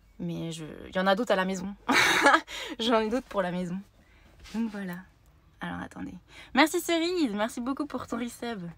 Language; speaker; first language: French; native; French